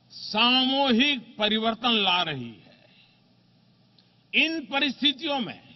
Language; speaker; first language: Hindi; non-native, local second language; Gujarati